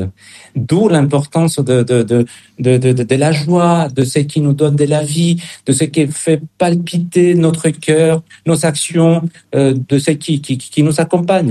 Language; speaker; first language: French; non-native, fluent; Spanish